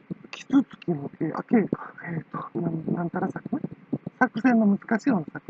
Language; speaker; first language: Japanese; native; Japanese